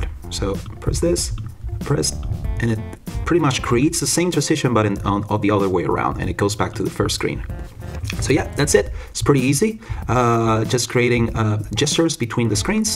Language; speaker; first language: English; non-native, fluent; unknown